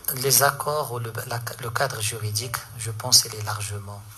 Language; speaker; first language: French; non-native, local second language; Arabic